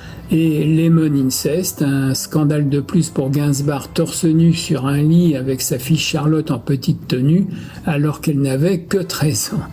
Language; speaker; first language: French; native; French